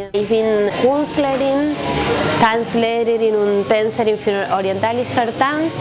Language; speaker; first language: German; non-native, fluent; Spanish